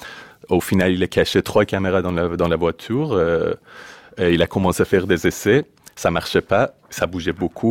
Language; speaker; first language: French; non-native, fluent; Persian